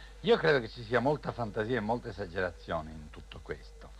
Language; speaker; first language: Italian; native; Italian